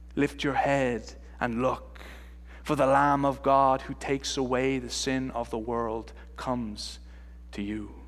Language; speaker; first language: English; native; English